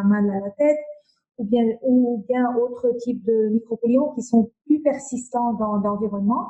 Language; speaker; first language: French; non-native, local second language; Arabic